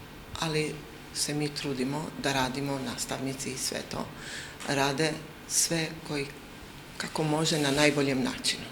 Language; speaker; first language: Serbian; non-native, local second language; Albanian